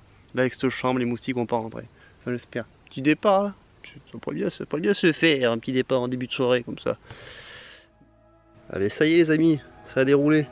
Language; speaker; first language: French; native; French